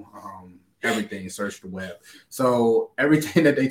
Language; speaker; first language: English; native; English